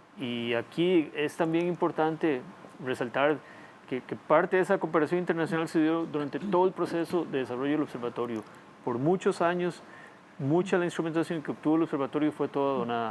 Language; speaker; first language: Spanish; native; Spanish